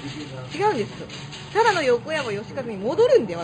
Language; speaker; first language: Japanese; native; Japanese